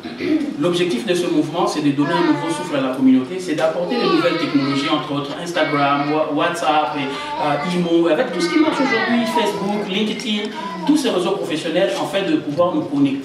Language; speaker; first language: French; non-native, local second language; Lingala